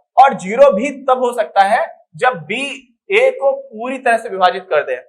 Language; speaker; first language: Hindi; native; Hindi